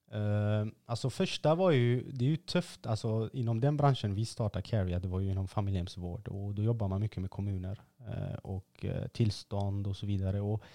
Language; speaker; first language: Swedish; early bilingual, other home language; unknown